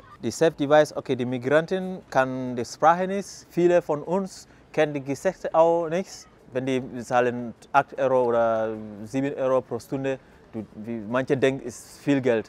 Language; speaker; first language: German; non-native, fluent; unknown